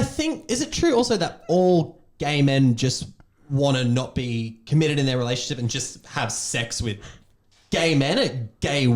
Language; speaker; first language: English; native; English